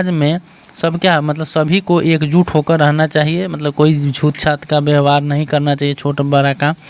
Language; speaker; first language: Hindi; native; Hindi